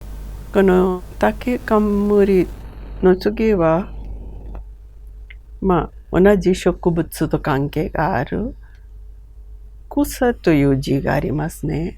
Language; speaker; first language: Japanese; non-native, fluent; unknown